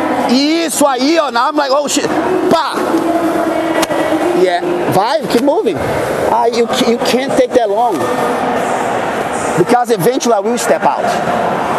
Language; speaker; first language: English; non-native, fluent; Portuguese